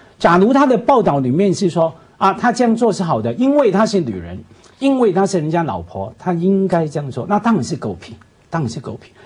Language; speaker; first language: Chinese; non-native, local second language; Cantonese